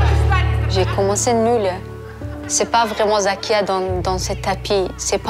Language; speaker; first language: French; non-native, learner; Persian